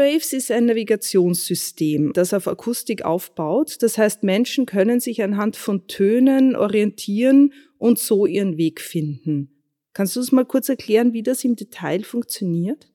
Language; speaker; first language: German; native; German